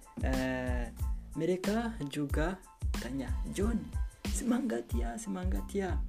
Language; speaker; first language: Indonesian; non-native, learner; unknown